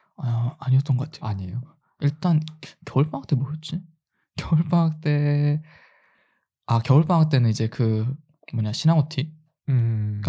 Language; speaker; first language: Korean; early bilingual, heritage; Korean